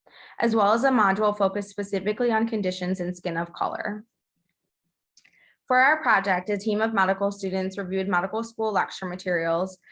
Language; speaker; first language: English; native; English